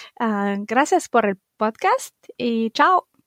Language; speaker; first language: Spanish; native; Spanish